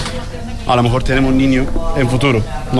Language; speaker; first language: Spanish; non-native, learner; Turkish